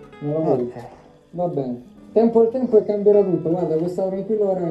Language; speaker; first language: Italian; native; Italian